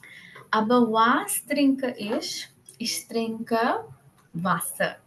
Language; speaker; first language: German; non-native, fluent; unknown